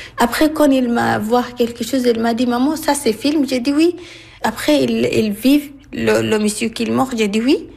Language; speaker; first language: French; non-native, learner; Arabic